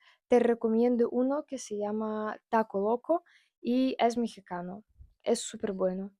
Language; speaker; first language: Spanish; non-native, fluent; Russian